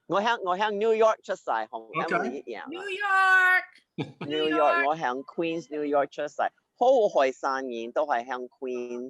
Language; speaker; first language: Cantonese; early bilingual, heritage; Cantonese